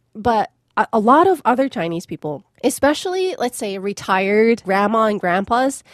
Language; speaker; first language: English; non-native, fluent; Chinese